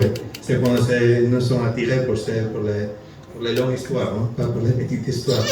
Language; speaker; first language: French; non-native, learner; Spanish